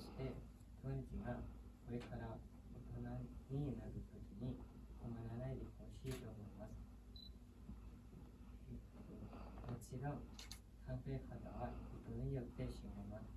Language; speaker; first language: Japanese; non-native, learner; Thai